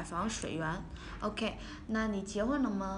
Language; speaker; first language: Chinese; non-native, fluent; Vietnamese